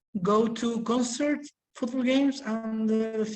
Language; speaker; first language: English; non-native, learner; Spanish